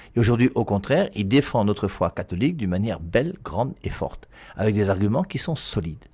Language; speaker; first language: French; native; French